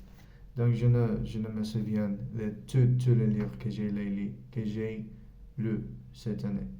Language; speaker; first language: French; non-native, learner; Spanish